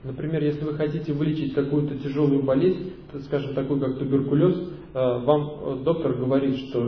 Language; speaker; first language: Russian; native; Russian